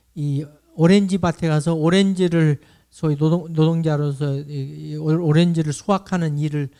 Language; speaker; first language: Korean; native; Korean